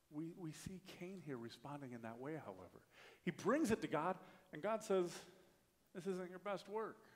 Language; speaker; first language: English; native; English